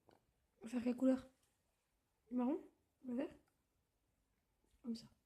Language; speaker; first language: French; native; French